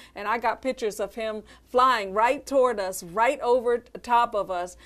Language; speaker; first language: English; native; English